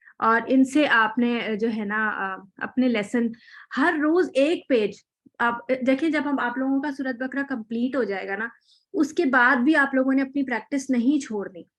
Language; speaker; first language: Urdu; native; Urdu